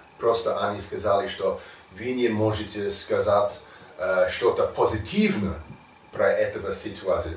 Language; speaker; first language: Russian; non-native, learner; English